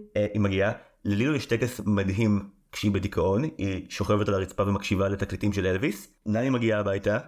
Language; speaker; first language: Hebrew; native; Hebrew